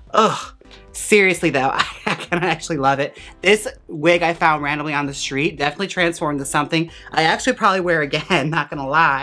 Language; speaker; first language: English; native; English